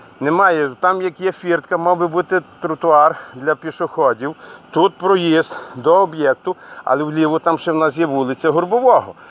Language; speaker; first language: Ukrainian; native; Ukrainian